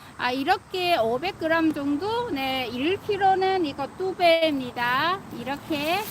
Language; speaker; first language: Korean; non-native, fluent; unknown